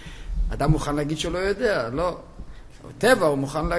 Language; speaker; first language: Hebrew; non-native, fluent; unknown